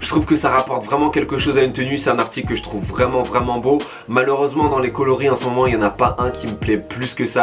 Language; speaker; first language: French; native; French